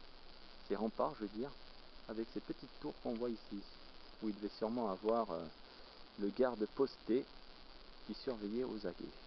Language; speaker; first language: French; native; French